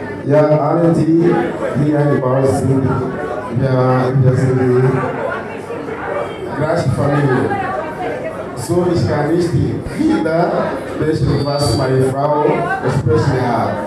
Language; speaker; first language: German; non-native, learner; Kinyarwanda